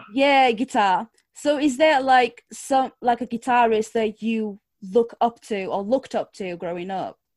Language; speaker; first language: English; non-native, fluent; Portuguese